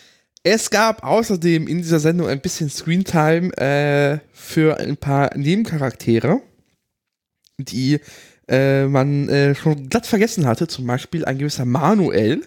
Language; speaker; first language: German; native; German